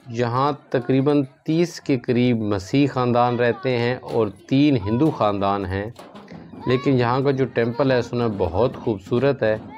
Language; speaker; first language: Urdu; non-native, local second language; Punjabi